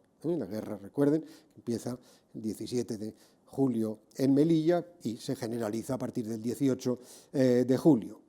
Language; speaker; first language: Spanish; native; Spanish